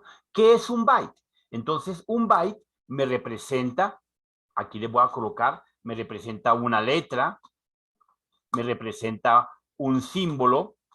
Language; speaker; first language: Spanish; native; Spanish